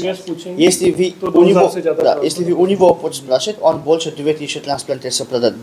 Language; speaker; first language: Russian; non-native, learner; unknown